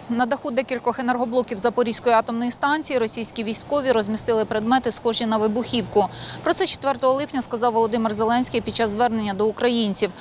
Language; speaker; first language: Ukrainian; native; Ukrainian